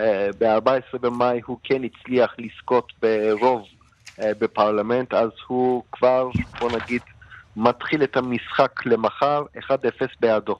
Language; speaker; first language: Hebrew; non-native, fluent; Turkish